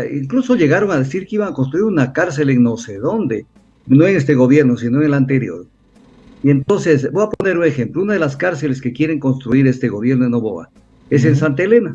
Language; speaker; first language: Spanish; native; Spanish